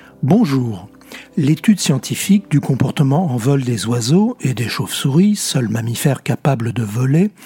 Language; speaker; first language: French; native; French